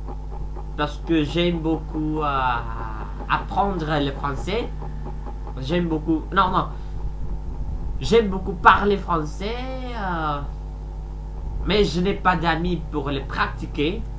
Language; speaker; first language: French; non-native, learner; Sasak